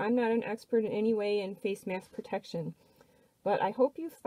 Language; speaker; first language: English; native; English